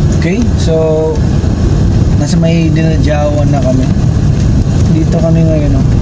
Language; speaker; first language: Filipino; native; Filipino